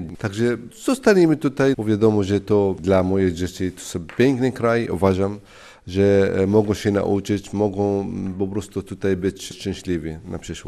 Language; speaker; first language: Polish; non-native, fluent; Arabic